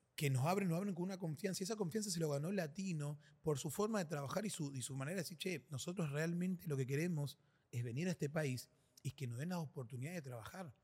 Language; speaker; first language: Spanish; native; Spanish